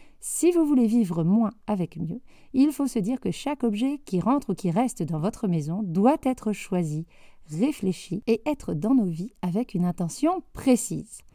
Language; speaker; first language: French; native; French